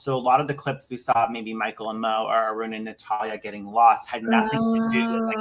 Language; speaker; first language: English; native; English